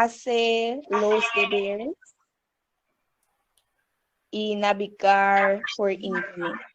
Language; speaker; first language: Spanish; non-native, learner; English